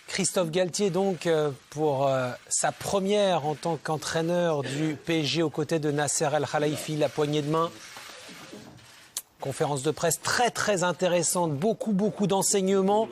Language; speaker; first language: French; native; French